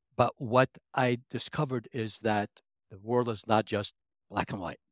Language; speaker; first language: English; early bilingual, other home language; Arabic